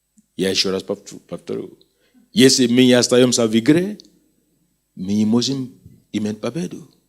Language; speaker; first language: Russian; non-native, fluent; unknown